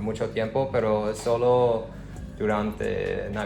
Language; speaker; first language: Spanish; non-native, learner; English